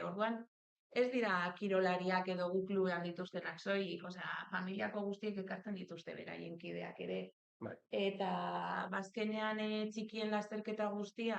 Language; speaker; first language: Basque; native; Basque